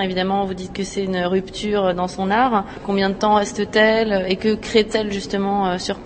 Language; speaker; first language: French; non-native, fluent; Czech